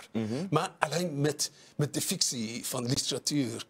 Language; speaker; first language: Dutch; non-native, fluent; Persian